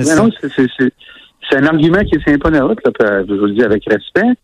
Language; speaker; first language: French; native; French